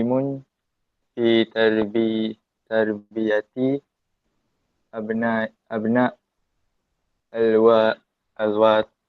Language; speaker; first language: Arabic; non-native, learner; Malay